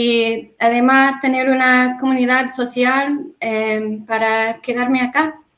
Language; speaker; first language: Spanish; non-native, learner; English